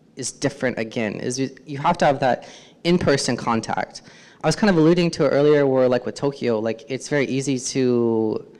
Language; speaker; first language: English; native; English